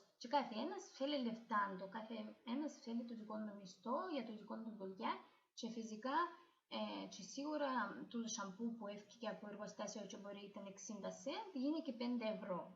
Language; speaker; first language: Greek; non-native, fluent; Russian